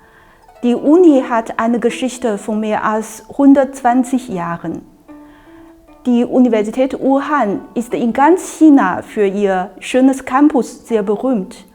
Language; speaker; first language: German; non-native, fluent; Chinese